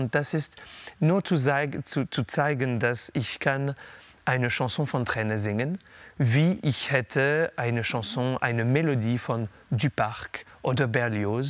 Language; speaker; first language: German; non-native, fluent; French